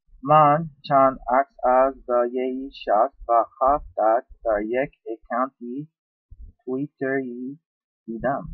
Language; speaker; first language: Persian; non-native, learner; English